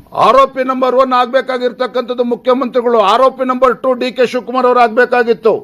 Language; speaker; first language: Kannada; native; Kannada